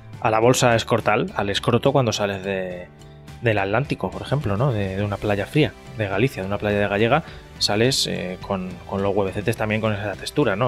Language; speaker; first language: Spanish; native; Spanish